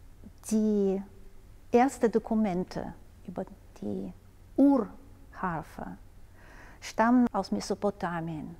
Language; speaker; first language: German; non-native, fluent; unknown